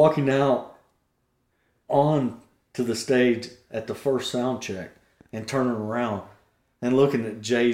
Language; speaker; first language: English; native; English